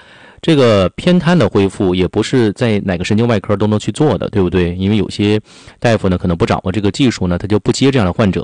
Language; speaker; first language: Chinese; native; Chinese